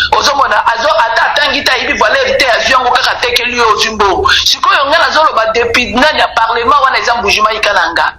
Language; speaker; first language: Lingala; non-native, local second language; Luba-Lulua